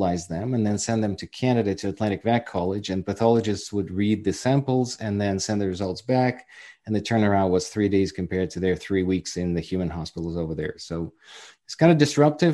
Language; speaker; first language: English; non-native, fluent; Ukrainian